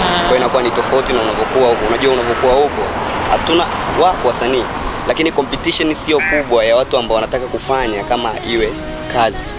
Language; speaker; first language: Swahili; native; Swahili